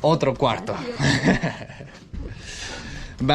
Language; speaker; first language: Spanish; non-native, learner; Danish